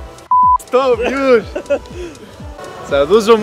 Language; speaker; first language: Polish; non-native, learner; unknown